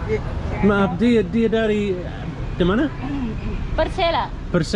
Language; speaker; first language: Indonesian; non-native, learner; English